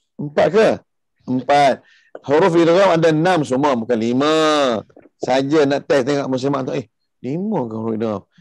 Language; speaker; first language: Malay; early bilingual, heritage; Malay